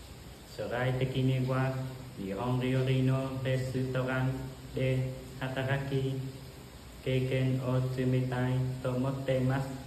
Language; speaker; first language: Japanese; non-native, learner; Vietnamese